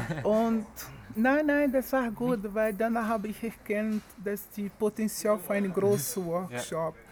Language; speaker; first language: German; non-native, learner; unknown